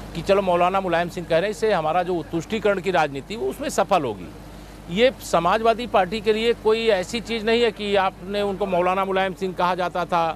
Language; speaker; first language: Hindi; native; Hindi